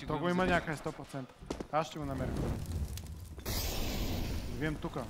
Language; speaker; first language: Bulgarian; native; Bulgarian